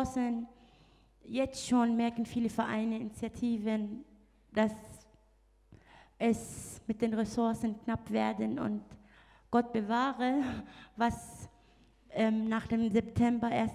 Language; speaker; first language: German; non-native, fluent; Arabic